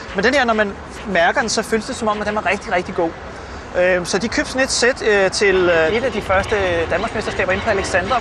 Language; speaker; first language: Danish; native; Danish